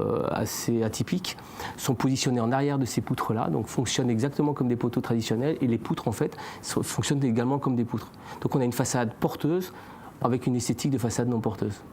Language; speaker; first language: French; native; French